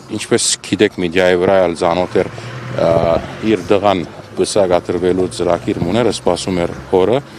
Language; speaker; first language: Armenian; native; Armenian